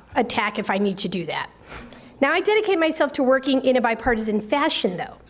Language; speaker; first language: English; native; English